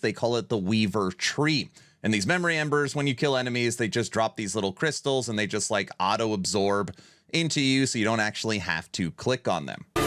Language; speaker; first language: English; native; English